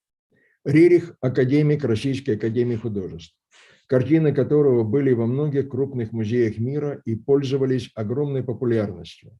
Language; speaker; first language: Russian; native; Russian